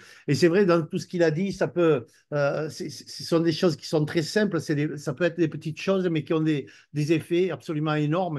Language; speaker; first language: French; native; French